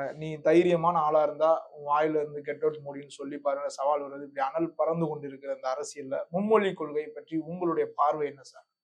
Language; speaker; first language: Tamil; native; Tamil